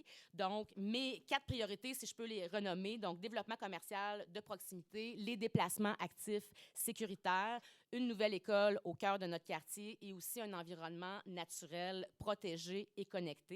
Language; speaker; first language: French; native; French